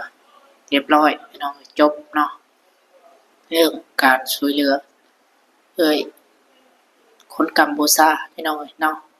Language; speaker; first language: Thai; non-native, local second language; Lao